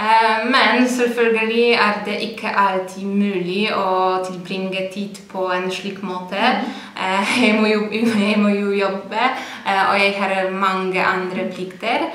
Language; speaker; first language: Norwegian; non-native, fluent; Polish